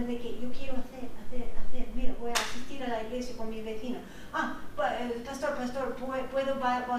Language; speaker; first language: Spanish; non-native, fluent; English